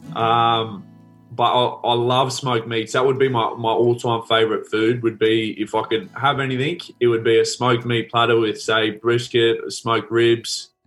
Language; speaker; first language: English; native; English